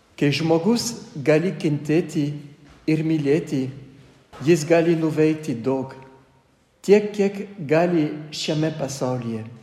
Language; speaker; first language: Lithuanian; non-native, fluent; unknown